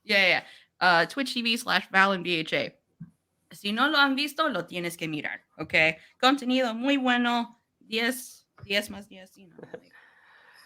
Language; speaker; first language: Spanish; non-native, learner; English